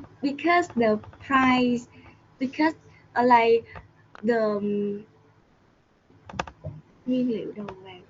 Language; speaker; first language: English; non-native, learner; Vietnamese